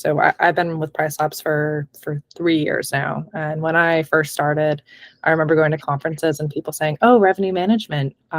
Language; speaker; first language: English; native; English